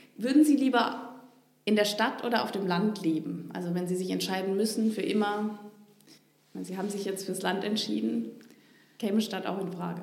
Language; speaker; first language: German; native; German